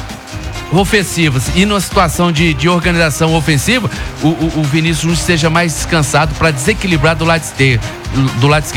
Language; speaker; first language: Portuguese; native; Portuguese